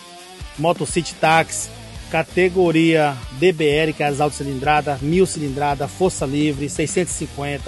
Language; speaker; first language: Portuguese; native; Portuguese